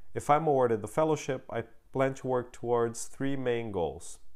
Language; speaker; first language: English; non-native, fluent; Portuguese